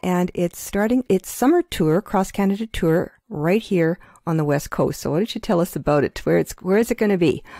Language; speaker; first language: English; native; English